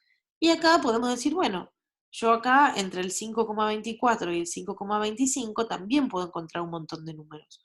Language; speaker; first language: Spanish; native; Spanish